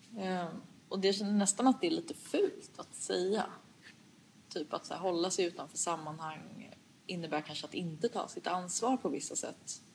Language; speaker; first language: Swedish; early bilingual, other home language; Persian